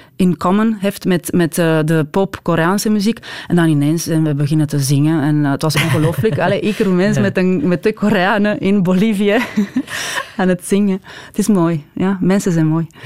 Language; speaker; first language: Dutch; non-native, fluent; Romanian